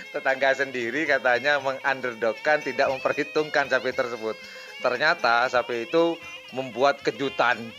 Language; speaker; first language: Indonesian; non-native, local second language; Madurese